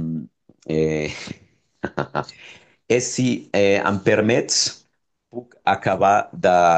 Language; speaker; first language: Catalan; non-native, fluent; Spanish